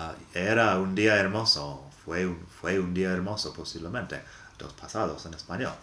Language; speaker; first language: Spanish; non-native, fluent; English